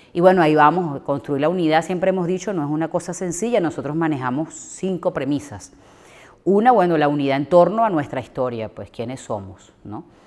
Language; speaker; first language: Spanish; native; Spanish